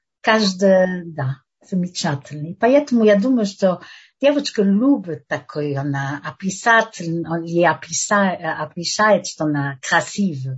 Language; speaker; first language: Russian; early bilingual, heritage; Russian